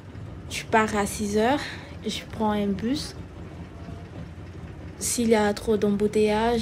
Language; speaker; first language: French; non-native, local second language; Malagasy